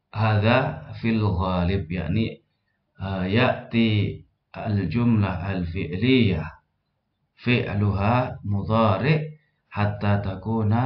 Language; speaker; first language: Arabic; non-native, fluent; Indonesian